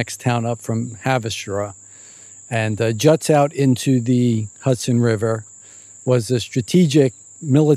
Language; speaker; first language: English; native; English